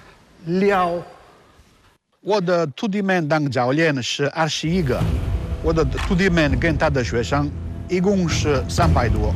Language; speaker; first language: Chinese; non-native, learner; Italian